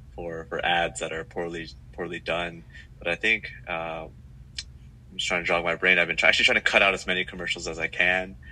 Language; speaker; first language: English; native; English